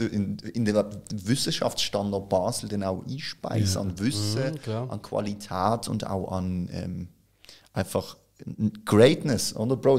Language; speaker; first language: German; native; German